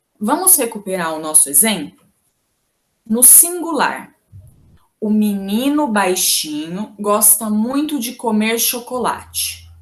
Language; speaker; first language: Portuguese; native; Portuguese